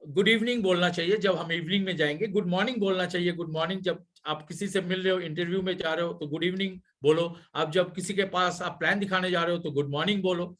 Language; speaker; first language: Hindi; non-native, local second language; Bangla